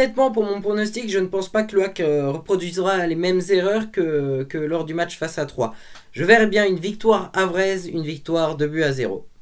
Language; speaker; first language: French; native; French